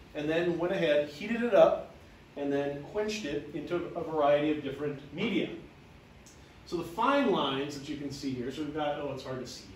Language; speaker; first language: English; native; English